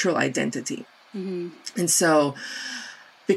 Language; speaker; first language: English; non-native, local second language; Afrikaans